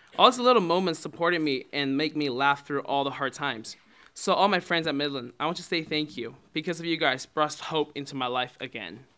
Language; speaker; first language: English; non-native, fluent; Chinese